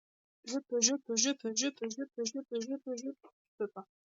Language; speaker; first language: French; native; French